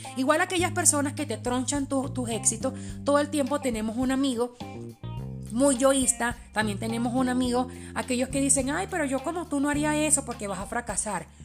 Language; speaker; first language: Spanish; early bilingual, other home language; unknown